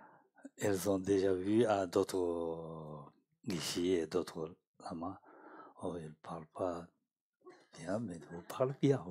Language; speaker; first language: French; non-native, learner; Tibetan